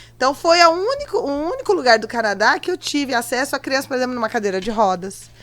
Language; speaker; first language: Portuguese; native; Portuguese